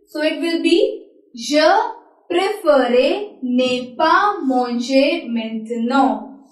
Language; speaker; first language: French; non-native, learner; Hindi